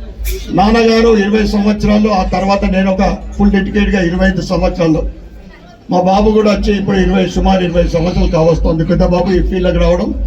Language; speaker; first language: Telugu; native; Telugu